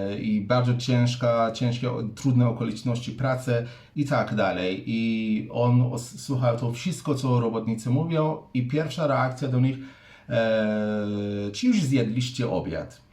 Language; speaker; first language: Polish; non-native, fluent; Persian